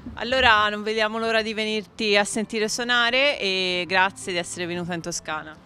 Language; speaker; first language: Italian; native; Italian